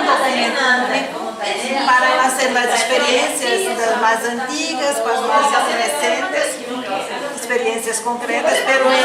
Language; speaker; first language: Spanish; non-native, learner; Portuguese